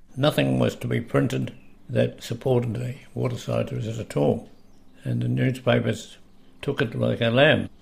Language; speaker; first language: English; native; English